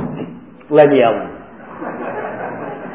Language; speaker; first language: Hungarian; early bilingual, heritage; Hungarian